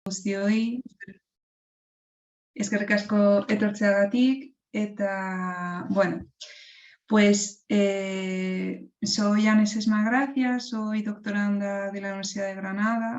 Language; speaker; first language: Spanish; native; Spanish